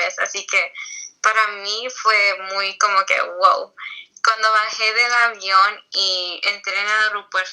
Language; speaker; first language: Spanish; early bilingual, heritage; Spanish